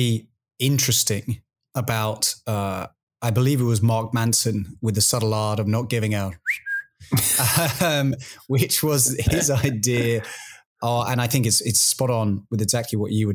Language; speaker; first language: English; native; English